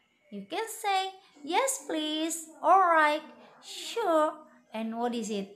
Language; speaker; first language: English; non-native, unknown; Indonesian